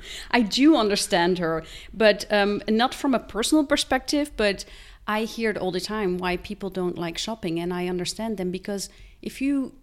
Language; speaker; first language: English; non-native, fluent; Dutch